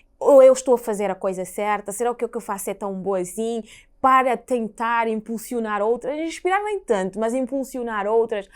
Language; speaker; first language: Portuguese; native; Portuguese